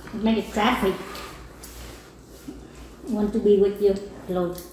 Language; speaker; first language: English; non-native, learner; Vietnamese